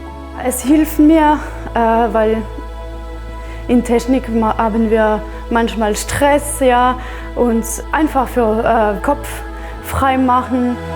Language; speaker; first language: German; non-native, fluent; French